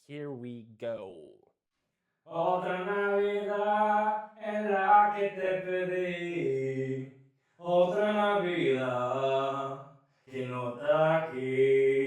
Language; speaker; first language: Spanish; non-native, fluent; English